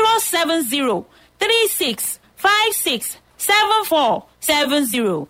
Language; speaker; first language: Nigerian Pidgin; native; Nigerian Pidgin